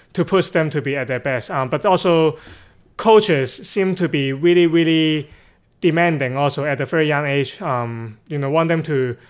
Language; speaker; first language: English; non-native, local second language; Cantonese